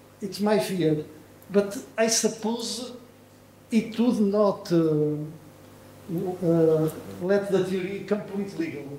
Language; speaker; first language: English; non-native, learner; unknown